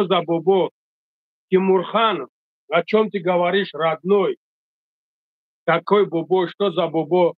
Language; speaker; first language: Russian; non-native, fluent; Tajik